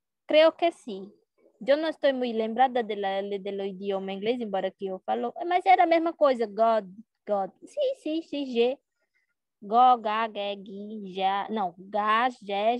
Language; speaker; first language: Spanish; non-native, learner; Portuguese